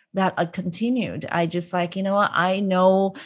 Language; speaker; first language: English; non-native, local second language; Cantonese